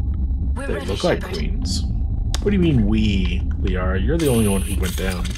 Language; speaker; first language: English; native; English